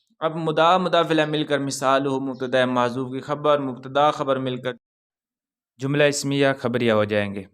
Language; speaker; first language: Urdu; non-native, local second language; Punjabi